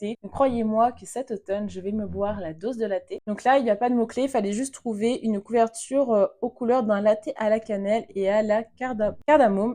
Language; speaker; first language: French; native; French